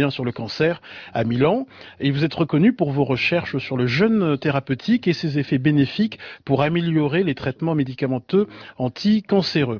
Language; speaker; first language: French; native; French